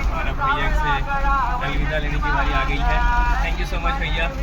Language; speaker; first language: Hindi; non-native, local second language; Bangla